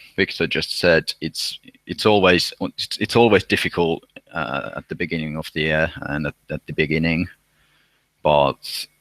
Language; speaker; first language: English; non-native, fluent; Finnish